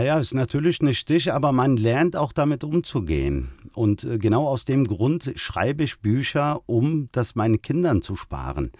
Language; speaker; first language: German; early bilingual, other home language; Turkish